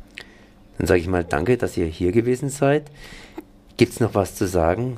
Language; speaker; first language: German; native; German